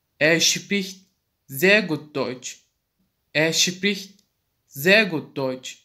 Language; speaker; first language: German; non-native, fluent; Turkish